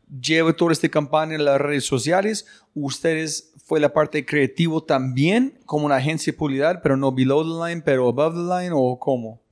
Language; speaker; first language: Spanish; non-native, learner; English